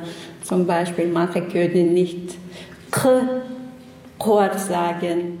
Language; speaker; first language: German; non-native, learner; Chechen